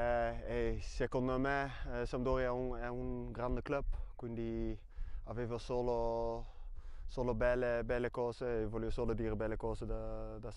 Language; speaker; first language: Italian; non-native, fluent; Dutch